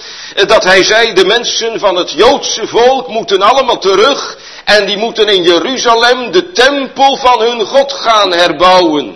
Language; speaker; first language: Dutch; native; Dutch